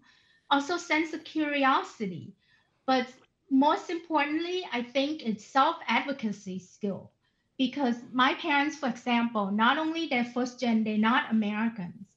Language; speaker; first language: English; non-native, fluent; Thai